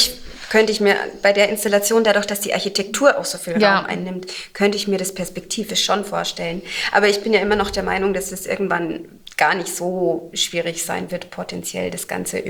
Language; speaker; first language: German; native; German